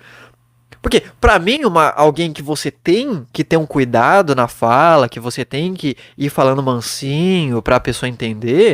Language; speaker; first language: Portuguese; native; Portuguese